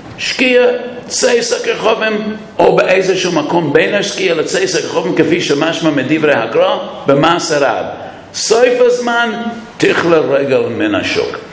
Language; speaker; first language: Hebrew; non-native, fluent; English